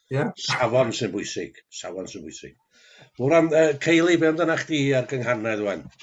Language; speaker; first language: Welsh; native; Welsh